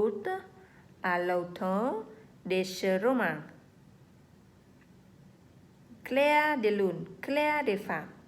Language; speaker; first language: French; non-native, learner; Vietnamese